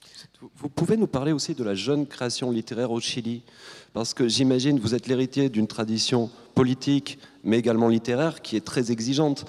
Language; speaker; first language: French; native; French